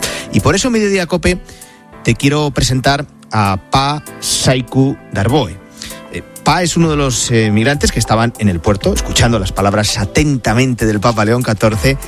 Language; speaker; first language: Spanish; native; Spanish